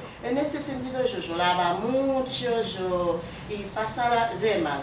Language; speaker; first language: Spanish; non-native, learner; Haitian Creole